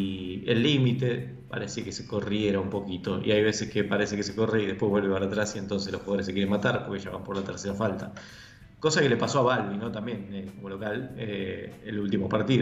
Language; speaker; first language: Spanish; native; Spanish